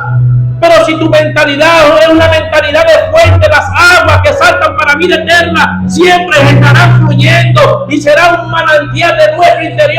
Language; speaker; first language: Spanish; native; Spanish